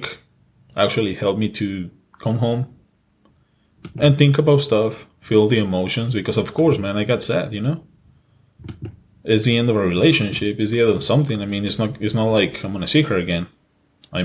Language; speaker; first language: English; non-native, fluent; Spanish